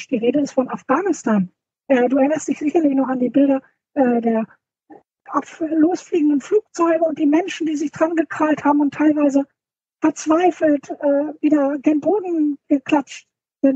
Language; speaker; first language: German; native; German